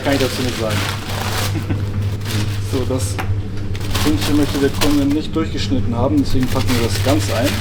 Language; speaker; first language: German; native; German